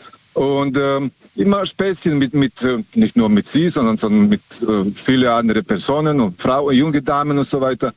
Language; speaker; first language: German; native; German